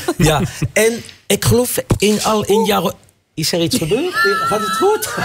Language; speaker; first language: Dutch; non-native, fluent; French